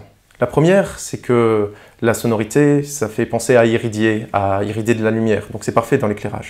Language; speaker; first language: French; native; French